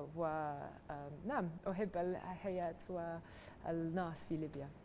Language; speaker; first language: Arabic; non-native, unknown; English